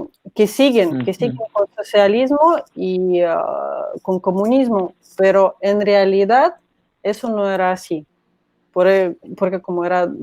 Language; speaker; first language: Spanish; non-native, fluent; Russian